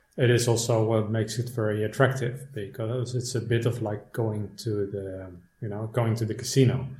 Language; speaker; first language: English; non-native, fluent; Dutch